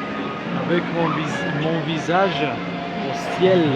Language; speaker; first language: French; non-native, learner; Spanish